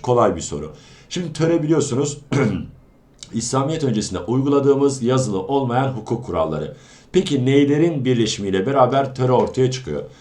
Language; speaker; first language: Turkish; native; Turkish